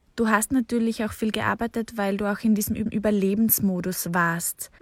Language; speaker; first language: German; native; German